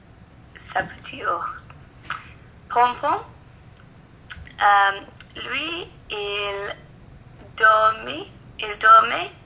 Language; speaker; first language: French; non-native, learner; English